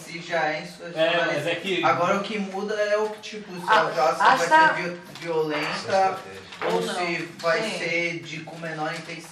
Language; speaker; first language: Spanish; non-native, learner; Portuguese